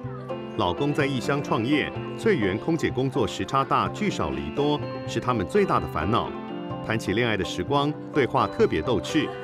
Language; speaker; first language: Chinese; native; Chinese